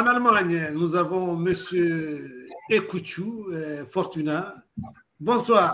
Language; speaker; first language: French; non-native, local second language; Lingala